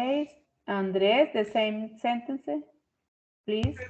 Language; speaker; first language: English; non-native, fluent; Spanish